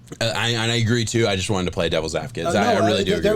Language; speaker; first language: English; native; English